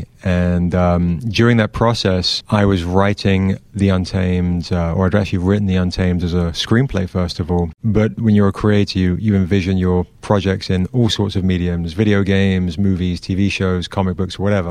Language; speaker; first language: English; native; English